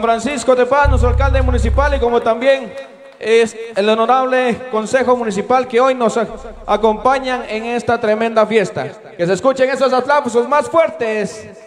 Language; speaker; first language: Spanish; non-native, local second language; Kaqchikel